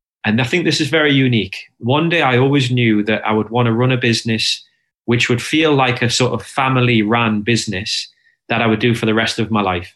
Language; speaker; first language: English; native; English